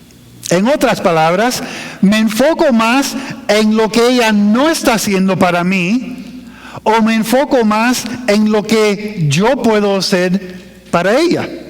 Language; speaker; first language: Spanish; non-native, fluent; English